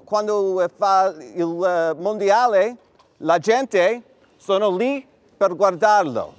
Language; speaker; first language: Italian; non-native, learner; English